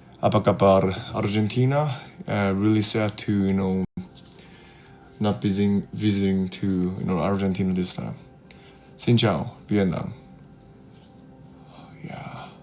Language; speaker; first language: English; non-native, fluent; Korean